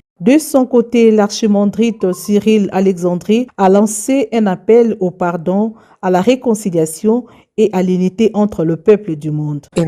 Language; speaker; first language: French; native; French